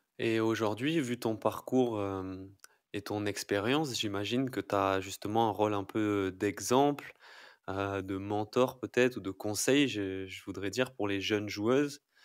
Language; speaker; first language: French; native; French